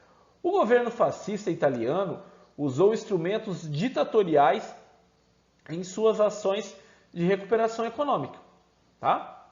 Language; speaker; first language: Portuguese; native; Portuguese